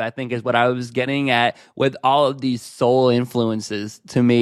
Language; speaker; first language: English; native; English